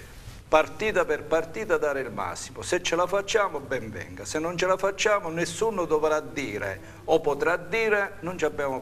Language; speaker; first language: Italian; native; Italian